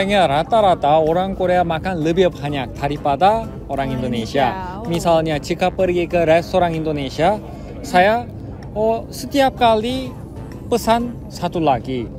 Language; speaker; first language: Indonesian; non-native, fluent; Korean